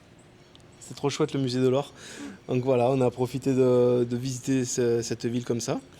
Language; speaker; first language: French; native; French